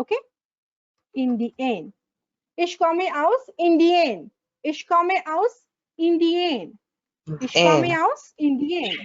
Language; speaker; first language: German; non-native, fluent; Bangla